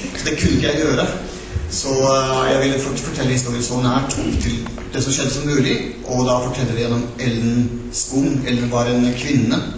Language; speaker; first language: Norwegian; non-native, local second language; Northern Sami